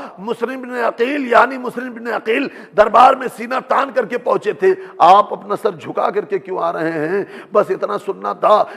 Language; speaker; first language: Urdu; native; Urdu